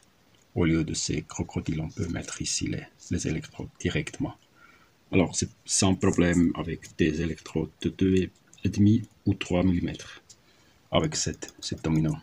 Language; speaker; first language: French; non-native, learner; German